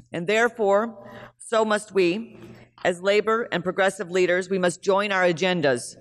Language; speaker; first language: English; native; English